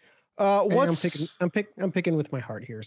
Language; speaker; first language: English; native; English